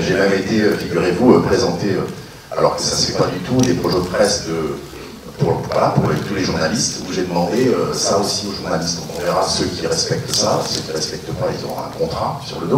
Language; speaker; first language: French; native; French